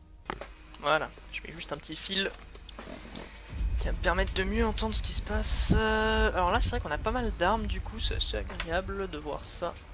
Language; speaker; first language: French; native; French